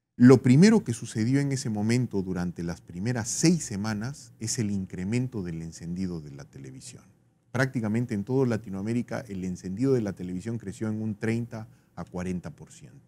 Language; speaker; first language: Spanish; native; Spanish